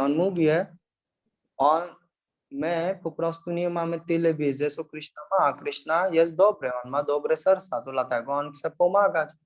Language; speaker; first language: Polish; non-native, learner; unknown